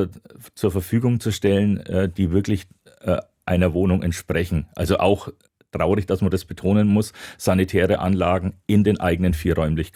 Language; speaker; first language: German; native; German